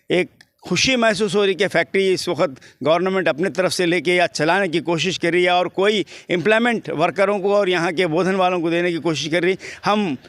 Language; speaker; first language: Urdu; native; Urdu